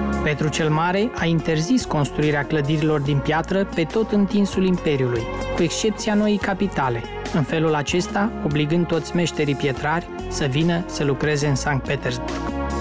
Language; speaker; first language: Romanian; native; Romanian